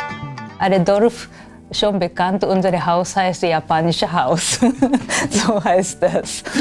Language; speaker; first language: German; non-native, fluent; Japanese